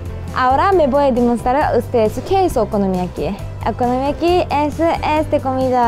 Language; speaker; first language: Spanish; non-native, learner; Japanese